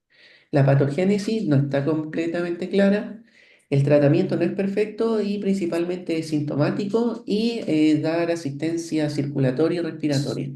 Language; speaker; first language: Spanish; native; Spanish